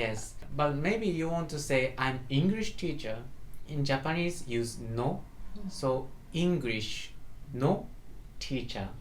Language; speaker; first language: English; non-native, learner; Japanese